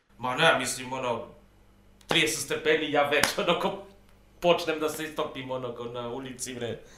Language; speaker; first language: Serbian; non-native, fluent; Spanish